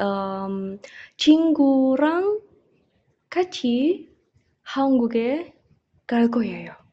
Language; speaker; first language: Korean; non-native, learner; Indonesian